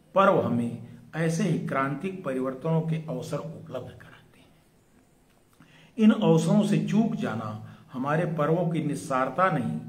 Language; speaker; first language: Hindi; native; Hindi